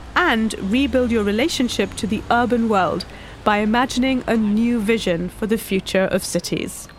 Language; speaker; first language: English; non-native, local second language; Hindi